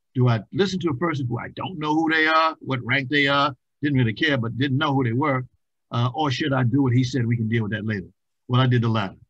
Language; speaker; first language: English; native; English